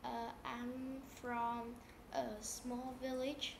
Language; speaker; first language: English; non-native, learner; Vietnamese